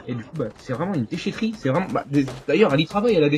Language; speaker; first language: French; native; French